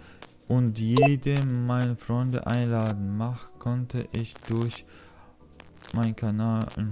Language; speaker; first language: German; non-native, learner; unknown